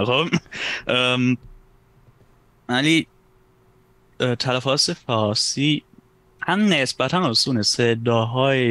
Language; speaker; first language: Persian; non-native, fluent; German